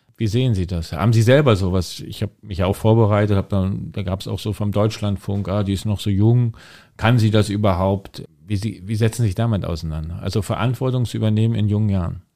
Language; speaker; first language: German; native; German